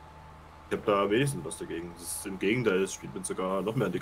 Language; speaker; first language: German; native; German